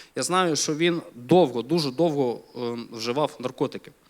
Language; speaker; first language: Ukrainian; non-native, local second language; Russian